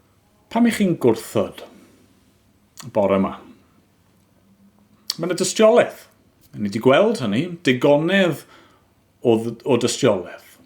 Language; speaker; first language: Welsh; native; Welsh